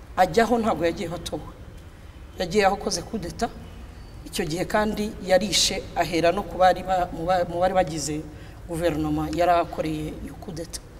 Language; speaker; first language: Kinyarwanda; native; Kinyarwanda